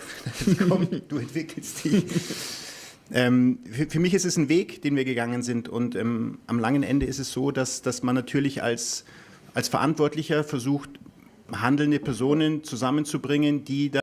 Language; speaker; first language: German; native; German